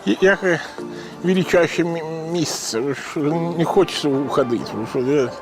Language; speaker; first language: Ukrainian; non-native, learner; Italian